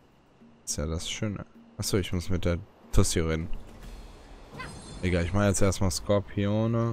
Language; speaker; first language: German; native; German